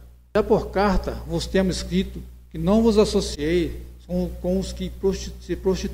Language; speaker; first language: Portuguese; native; Portuguese